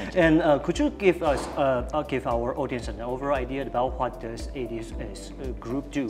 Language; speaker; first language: English; non-native, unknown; Chinese